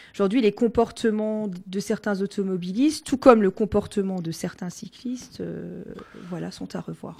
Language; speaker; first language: French; non-native, local second language; Swiss German